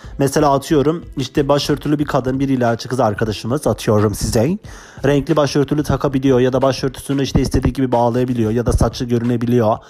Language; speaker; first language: Turkish; non-native, local second language; Kurdish